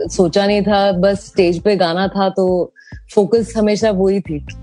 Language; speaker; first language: Hindi; non-native, local second language; Tamil